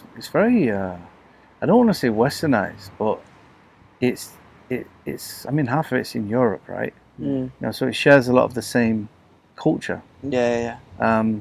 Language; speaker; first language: English; native; English